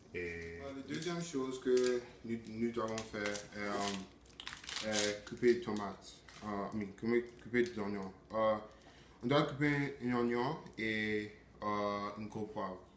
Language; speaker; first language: French; non-native, learner; English